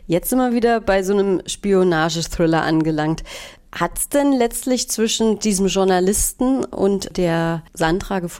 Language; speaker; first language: German; native; German